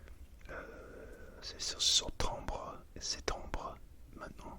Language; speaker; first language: French; non-native, learner; English